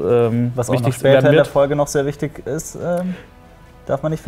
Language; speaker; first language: German; native; German